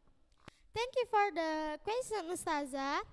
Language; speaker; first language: English; non-native, learner; Indonesian